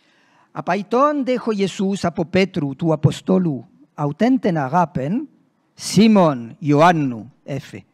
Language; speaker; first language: Greek; non-native, fluent; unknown